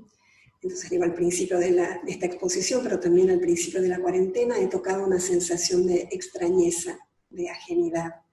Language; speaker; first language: Spanish; native; Spanish